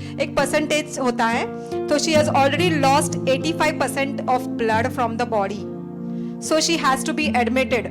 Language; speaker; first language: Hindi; non-native, local second language; Marathi